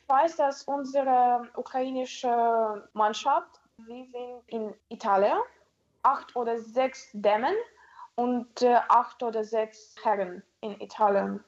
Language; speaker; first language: German; non-native, learner; Ukrainian